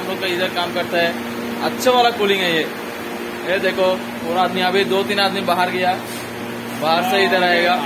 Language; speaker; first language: Hindi; non-native, learner; Bangla